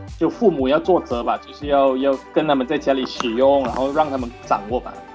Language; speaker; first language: Chinese; native; Chinese